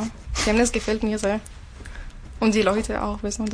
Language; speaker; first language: German; non-native, learner; Arabic